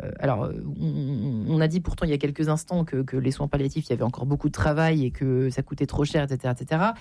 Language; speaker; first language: French; native; French